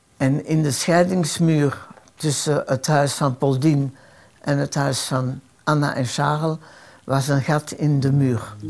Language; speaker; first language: Dutch; early bilingual, other home language; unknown